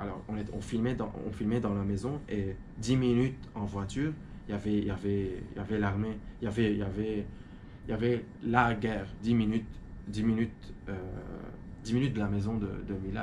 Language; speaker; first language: French; non-native, fluent; Arabic